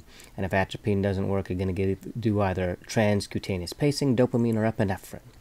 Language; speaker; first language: English; native; English